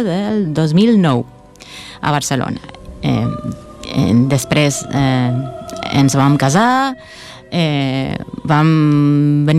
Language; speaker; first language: Catalan; non-native, fluent; Spanish